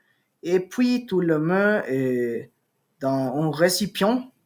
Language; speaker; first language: French; non-native, learner; Spanish